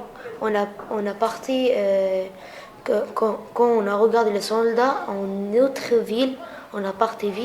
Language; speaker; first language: French; non-native, learner; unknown